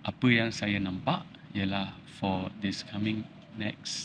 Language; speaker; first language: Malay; native; Malay